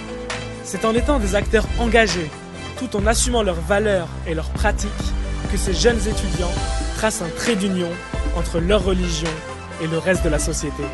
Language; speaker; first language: French; native; French